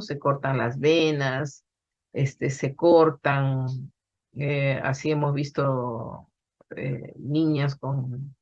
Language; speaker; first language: Spanish; native; Spanish